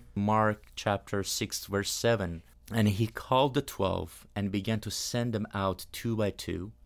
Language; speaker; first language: English; non-native, fluent; Persian